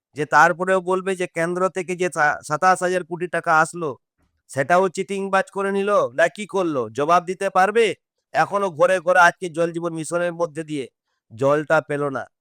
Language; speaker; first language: Bangla; non-native, local second language; Santali